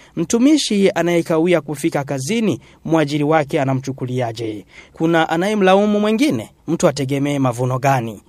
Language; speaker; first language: Swahili; non-native, local second language; Rundi